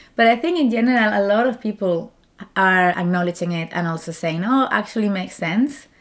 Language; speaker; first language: English; non-native, fluent; Spanish